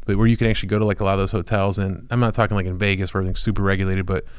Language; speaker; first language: English; native; English